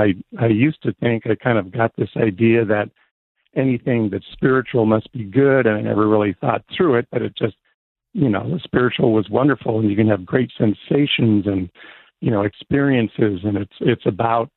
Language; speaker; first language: English; native; English